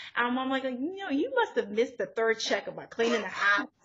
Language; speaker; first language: English; native; English